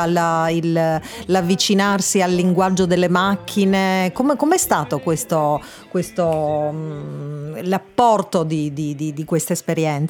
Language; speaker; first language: Italian; native; Italian